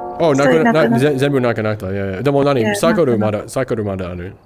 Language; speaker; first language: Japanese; non-native, learner; English